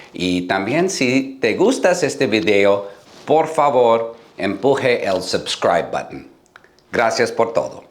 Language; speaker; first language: Spanish; non-native, learner; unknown